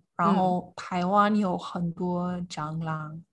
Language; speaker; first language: Chinese; non-native, fluent; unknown